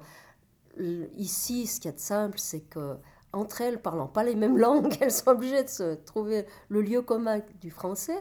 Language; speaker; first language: French; native; French